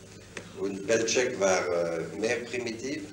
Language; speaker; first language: German; non-native, fluent; French